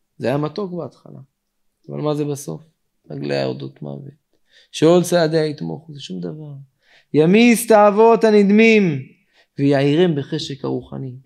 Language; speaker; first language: Hebrew; native; Hebrew